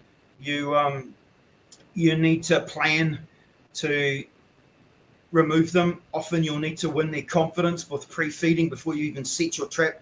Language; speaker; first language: English; native; English